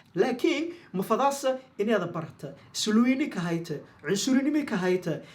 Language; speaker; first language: Somali; non-native, local second language; Maay